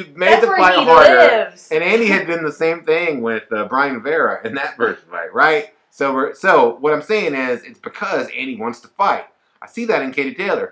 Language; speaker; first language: English; native; English